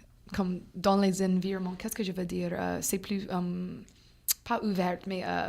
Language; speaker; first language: French; non-native, fluent; English